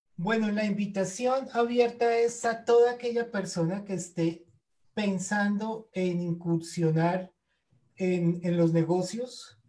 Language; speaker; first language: Spanish; native; Spanish